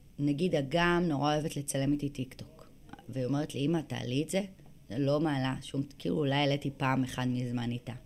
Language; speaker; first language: Hebrew; native; Hebrew